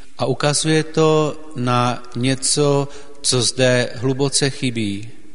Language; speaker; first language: Czech; native; Czech